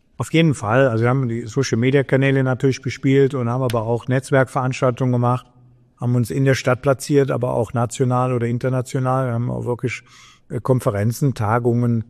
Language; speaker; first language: German; native; German